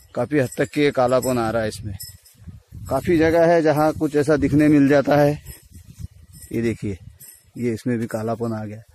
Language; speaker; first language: Hindi; non-native, local second language; Marathi